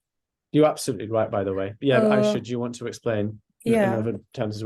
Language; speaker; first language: English; native; English